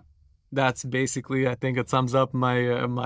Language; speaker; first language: English; non-native, fluent; Romanian